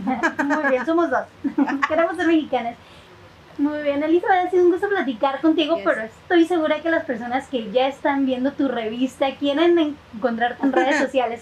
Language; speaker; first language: Spanish; native; Spanish